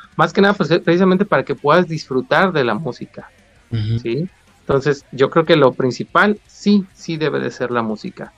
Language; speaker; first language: Spanish; native; Spanish